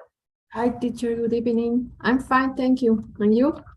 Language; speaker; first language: English; non-native, learner; Spanish